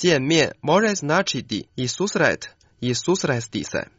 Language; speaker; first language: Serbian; non-native, fluent; Chinese